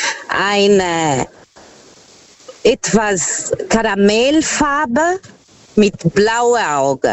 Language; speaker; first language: German; non-native, fluent; Portuguese